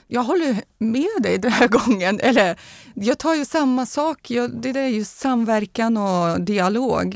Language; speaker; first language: Swedish; non-native, fluent; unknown